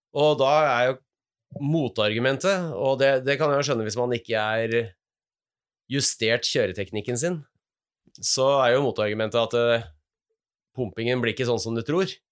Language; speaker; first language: Norwegian; native; Norwegian